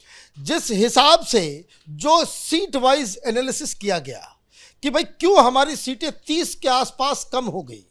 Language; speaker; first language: Hindi; native; Hindi